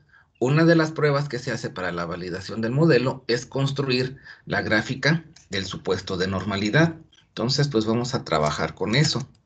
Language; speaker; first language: Spanish; native; Spanish